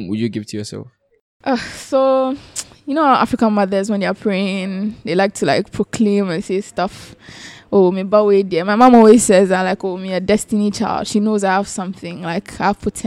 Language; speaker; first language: English; non-native, local second language; Akan